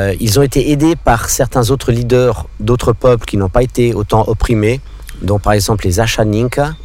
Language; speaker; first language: French; non-native, local second language; English